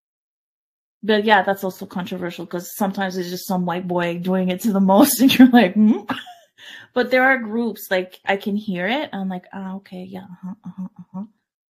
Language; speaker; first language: English; native; English